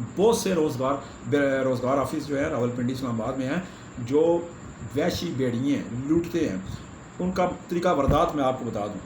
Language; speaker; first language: Urdu; non-native, local second language; Pashto